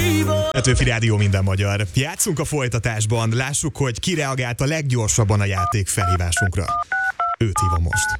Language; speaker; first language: Hungarian; native; Hungarian